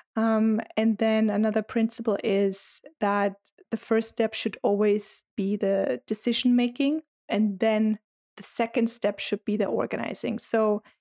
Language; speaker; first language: English; non-native, fluent; German